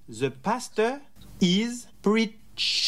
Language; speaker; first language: English; non-native, fluent; French